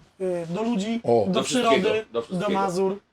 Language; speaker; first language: Polish; native; Polish